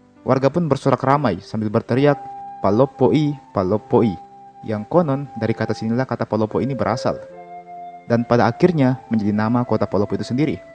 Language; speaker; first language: Indonesian; native; Indonesian